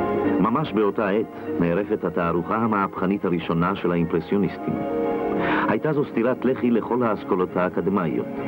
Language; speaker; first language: Hebrew; native; Hebrew